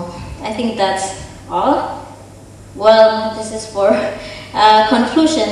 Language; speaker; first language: English; non-native, fluent; Indonesian